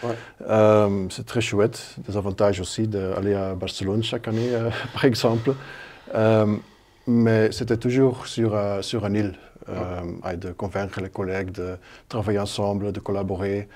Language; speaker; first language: French; non-native, local second language; Dutch